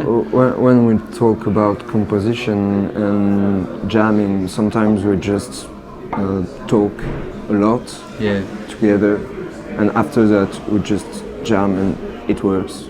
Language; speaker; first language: English; non-native, learner; French